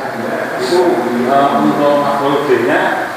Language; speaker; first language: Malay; non-native, local second language; Javanese